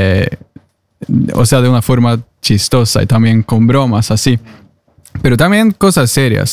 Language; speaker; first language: Spanish; non-native, fluent; Norwegian